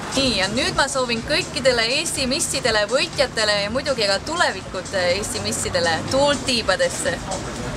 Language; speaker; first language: Estonian; early bilingual, heritage; Estonian